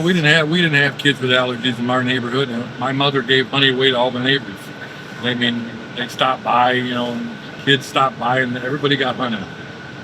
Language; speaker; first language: English; native; English